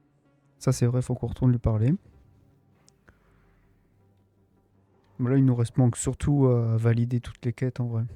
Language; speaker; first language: French; native; French